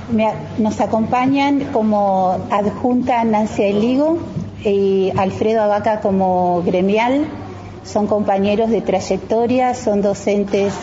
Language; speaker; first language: Spanish; native; Spanish